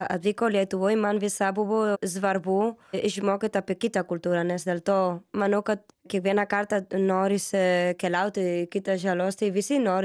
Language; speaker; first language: Lithuanian; non-native, learner; Spanish